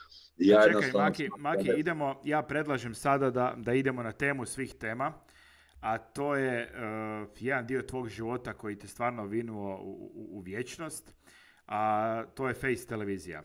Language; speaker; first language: Croatian; native; Croatian